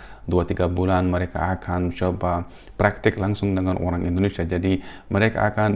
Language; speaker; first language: Indonesian; non-native, fluent; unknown